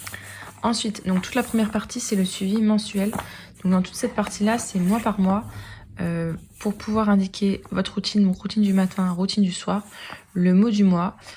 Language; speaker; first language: French; native; French